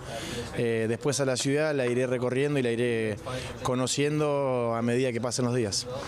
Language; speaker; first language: Spanish; native; Spanish